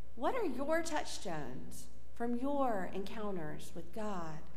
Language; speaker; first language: English; native; English